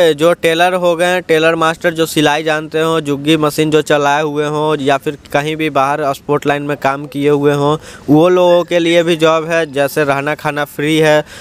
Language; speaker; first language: Hindi; native; Hindi